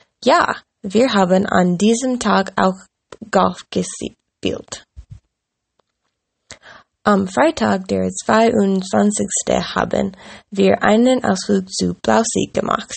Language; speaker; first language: German; non-native, learner; English